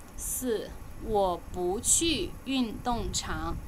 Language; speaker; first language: Chinese; non-native, fluent; Lao